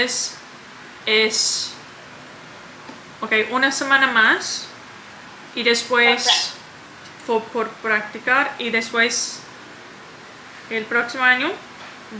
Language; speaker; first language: Spanish; non-native, learner; English